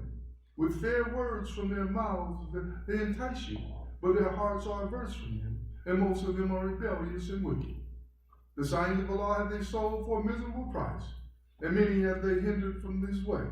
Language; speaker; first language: English; native; English